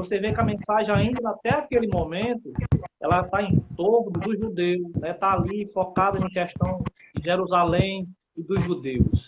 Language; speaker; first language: Portuguese; native; Portuguese